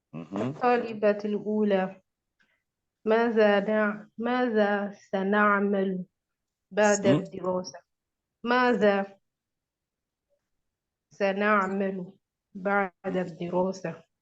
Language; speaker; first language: Arabic; non-native, learner; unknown